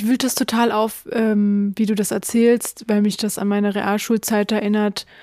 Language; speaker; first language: German; early bilingual, other home language; Russian